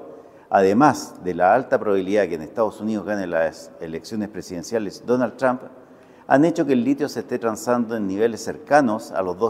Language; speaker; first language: Spanish; native; Spanish